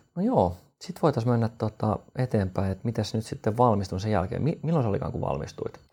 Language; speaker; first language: Finnish; non-native, fluent; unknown